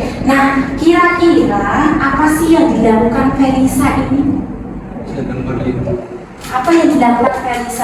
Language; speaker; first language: Indonesian; native; Indonesian